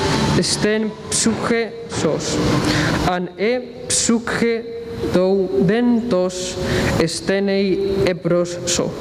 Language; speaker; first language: Greek; non-native, learner; Spanish